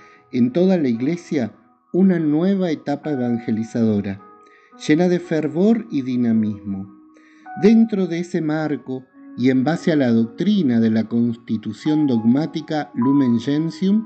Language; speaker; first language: Spanish; native; Spanish